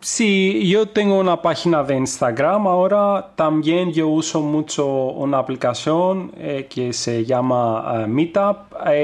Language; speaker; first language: Spanish; non-native, fluent; Greek